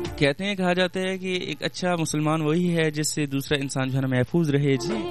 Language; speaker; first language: Urdu; non-native, local second language; Pashto